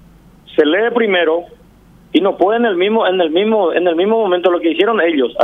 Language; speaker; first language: Spanish; native; Spanish